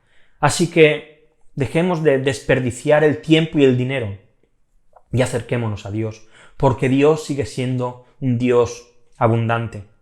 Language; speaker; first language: Spanish; native; Spanish